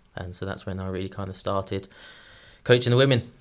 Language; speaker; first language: English; native; English